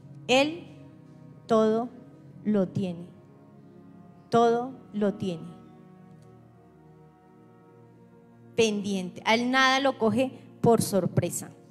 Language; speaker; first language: Spanish; native; Spanish